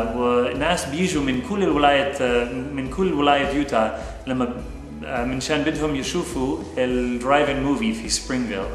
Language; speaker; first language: Arabic; non-native, fluent; English